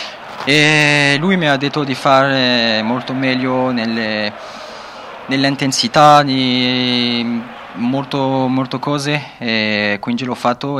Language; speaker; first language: Italian; non-native, learner; French